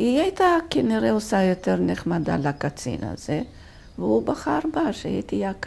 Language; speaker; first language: Hebrew; non-native, fluent; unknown